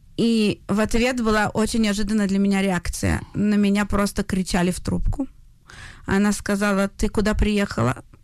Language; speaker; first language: Russian; native; Russian